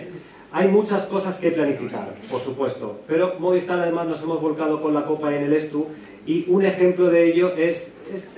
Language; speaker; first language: Spanish; native; Spanish